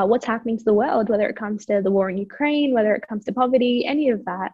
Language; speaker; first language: English; early bilingual, other home language; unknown